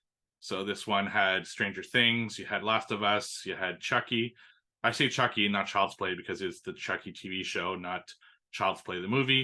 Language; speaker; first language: English; native; English